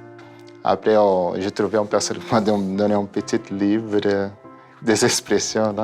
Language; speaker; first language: French; non-native, learner; Portuguese